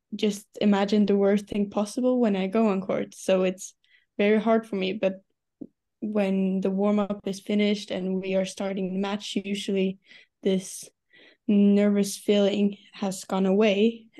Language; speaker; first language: English; non-native, fluent; Swedish